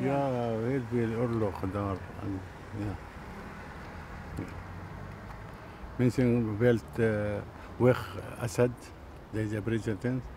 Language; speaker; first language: Dutch; non-native, learner; Arabic